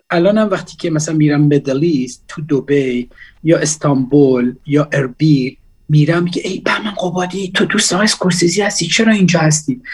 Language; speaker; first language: Persian; non-native, local second language; Central Kurdish